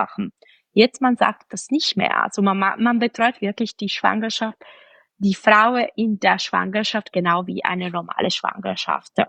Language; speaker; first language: German; non-native, fluent; Italian